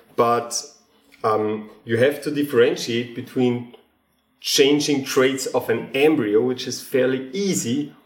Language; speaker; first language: English; non-native, fluent; German